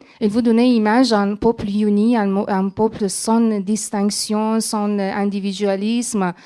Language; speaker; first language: French; non-native, fluent; Persian